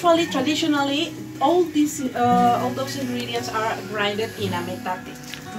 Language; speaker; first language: English; non-native, fluent; Spanish